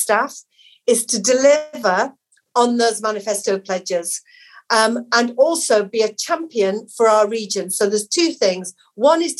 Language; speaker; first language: English; native; English